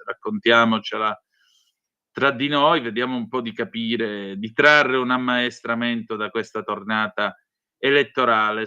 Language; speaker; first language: Italian; native; Italian